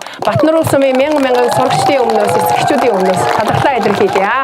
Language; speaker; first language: Mongolian; native; Mongolian